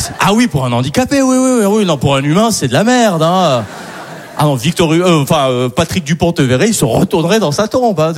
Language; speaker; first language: French; early bilingual, other home language; Arabic